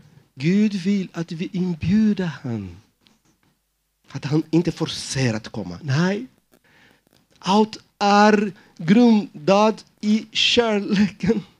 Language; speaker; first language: Swedish; non-native, fluent; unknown